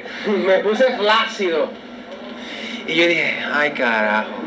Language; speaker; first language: Spanish; early bilingual, heritage; Spanish